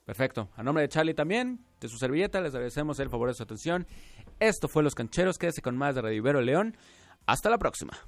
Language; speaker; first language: Spanish; native; Spanish